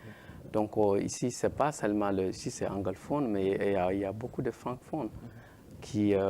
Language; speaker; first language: French; non-native, learner; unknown